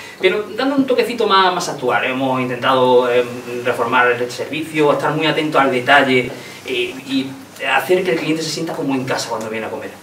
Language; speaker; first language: Spanish; native; Spanish